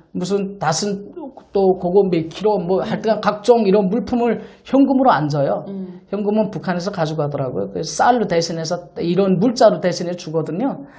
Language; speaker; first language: Korean; native; Korean